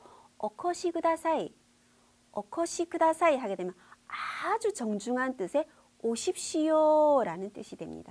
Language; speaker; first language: Korean; native; Korean